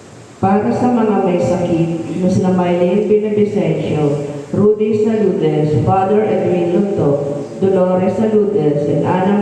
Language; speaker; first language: Filipino; native; Filipino